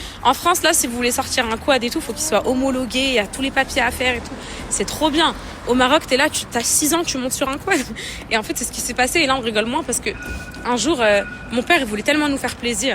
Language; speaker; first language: French; native; French